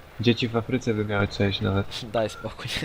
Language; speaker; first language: Polish; native; Polish